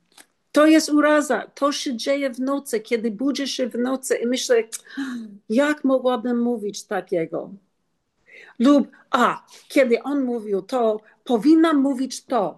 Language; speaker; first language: Polish; non-native, learner; English